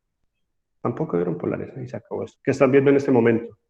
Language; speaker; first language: Spanish; native; Spanish